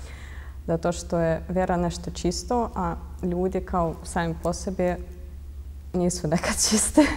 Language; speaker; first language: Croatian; non-native, fluent; Russian